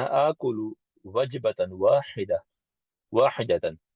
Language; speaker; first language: Arabic; non-native, learner; English